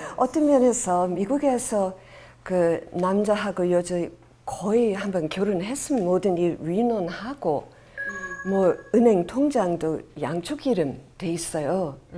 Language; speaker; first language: Korean; non-native, fluent; English